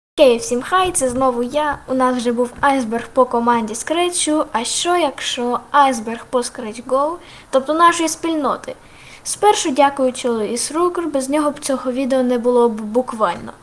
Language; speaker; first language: Ukrainian; native; Ukrainian